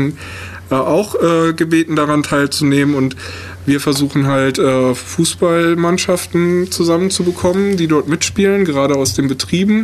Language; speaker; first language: German; native; German